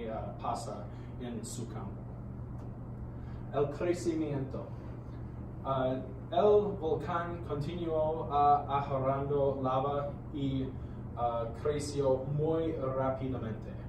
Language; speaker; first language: Spanish; non-native, learner; English